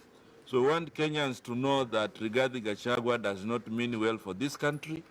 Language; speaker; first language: English; non-native, local second language; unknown